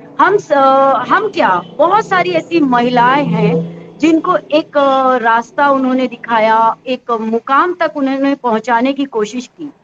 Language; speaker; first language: Hindi; native; Hindi